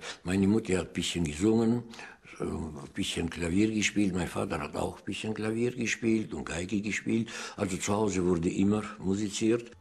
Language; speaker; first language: German; early bilingual, heritage; German